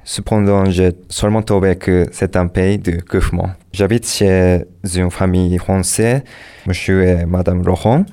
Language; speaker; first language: French; non-native, learner; Japanese